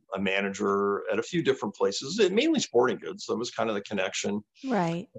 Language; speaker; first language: English; native; English